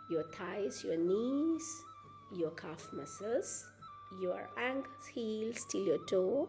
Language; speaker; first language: English; non-native, local second language; Malayalam